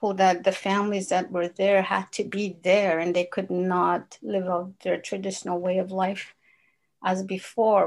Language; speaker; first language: English; non-native, fluent; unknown